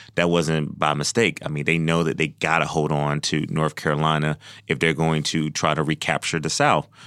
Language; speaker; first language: English; native; English